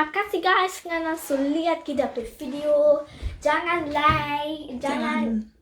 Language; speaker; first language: Indonesian; early bilingual, heritage; Indonesian